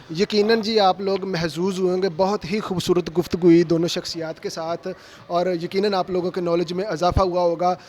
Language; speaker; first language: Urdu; non-native, local second language; Punjabi